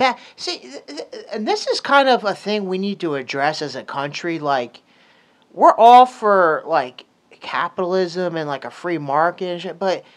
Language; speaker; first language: English; native; English